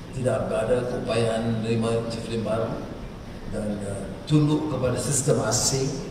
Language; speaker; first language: Malay; native; Malay